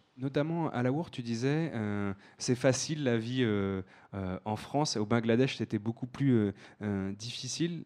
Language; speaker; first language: French; native; French